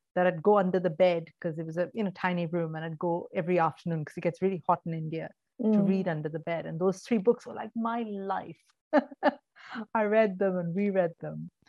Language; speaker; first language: English; non-native, local second language; Malayalam